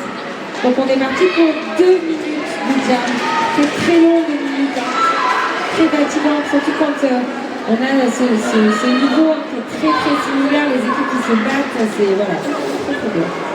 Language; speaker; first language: French; native; French